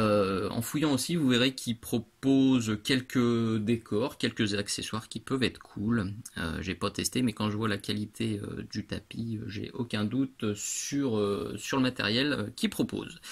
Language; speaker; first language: French; native; French